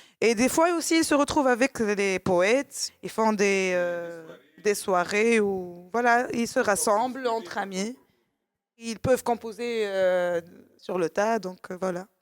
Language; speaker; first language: French; non-native, local second language; Arabic